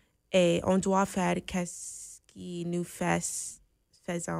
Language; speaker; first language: French; non-native, fluent; English